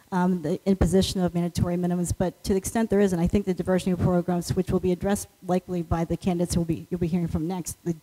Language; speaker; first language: English; native; English